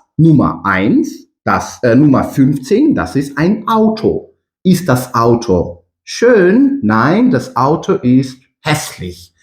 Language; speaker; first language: German; non-native, fluent; Ukrainian